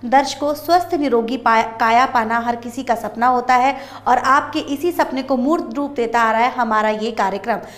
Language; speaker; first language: Hindi; native; Hindi